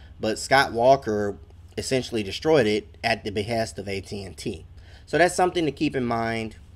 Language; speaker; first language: English; native; English